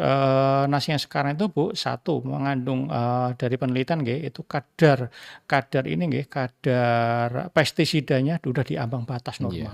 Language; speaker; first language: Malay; non-native, local second language; Javanese